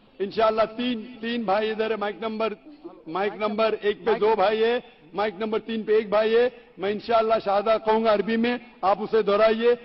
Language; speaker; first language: Hindi; non-native, local second language; Konkani